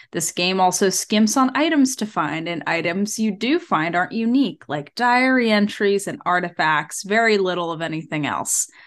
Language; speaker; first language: English; native; English